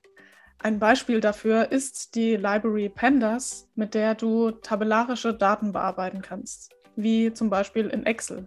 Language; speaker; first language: German; native; German